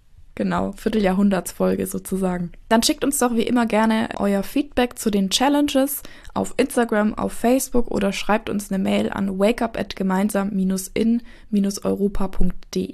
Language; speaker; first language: German; native; German